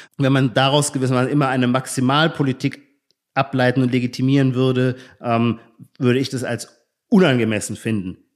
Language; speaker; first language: German; native; German